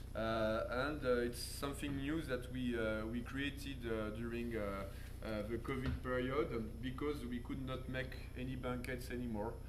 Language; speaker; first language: English; non-native, fluent; French